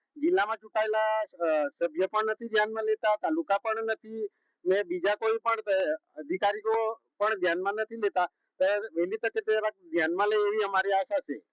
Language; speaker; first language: Gujarati; non-native, local second language; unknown